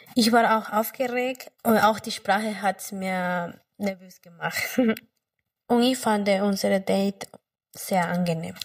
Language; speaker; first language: German; non-native, fluent; Spanish